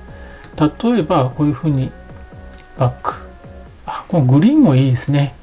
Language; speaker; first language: Japanese; native; Japanese